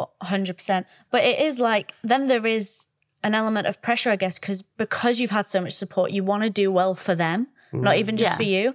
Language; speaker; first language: English; native; English